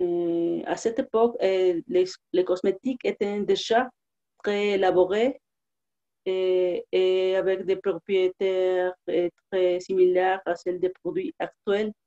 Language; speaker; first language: French; non-native, learner; Spanish